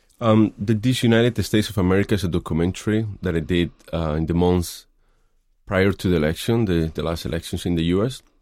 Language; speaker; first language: English; non-native, fluent; Spanish